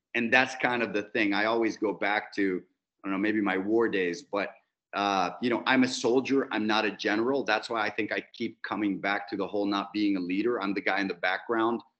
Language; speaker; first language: English; non-native, fluent; Spanish